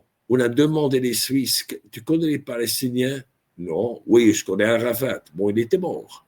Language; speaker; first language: French; non-native, local second language; German